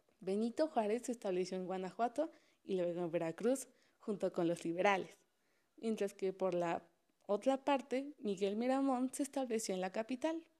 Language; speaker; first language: Spanish; native; Spanish